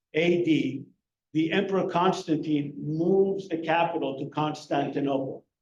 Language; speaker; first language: English; non-native, fluent; Greek